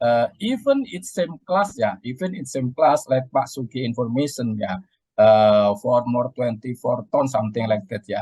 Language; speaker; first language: English; non-native, learner; Indonesian